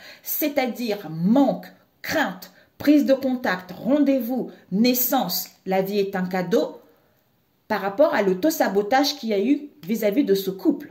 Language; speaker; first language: French; native; French